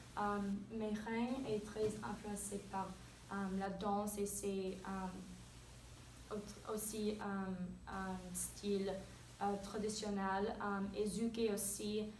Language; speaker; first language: French; non-native, learner; English